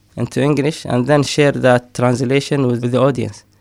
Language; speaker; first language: English; non-native, fluent; Somali